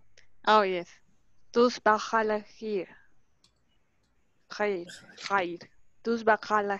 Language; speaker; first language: Arabic; non-native, learner; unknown